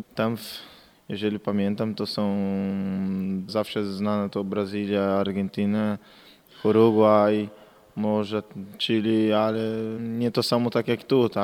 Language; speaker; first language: Polish; non-native, fluent; Portuguese